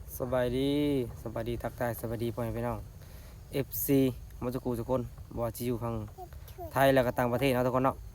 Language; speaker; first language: Thai; non-native, local second language; Lao